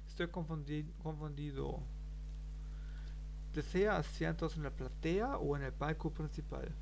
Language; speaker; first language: Spanish; non-native, learner; German